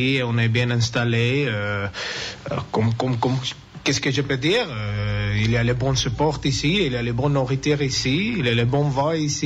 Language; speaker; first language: French; non-native, learner; English